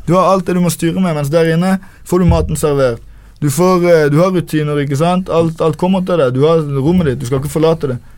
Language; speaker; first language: Norwegian; native; Norwegian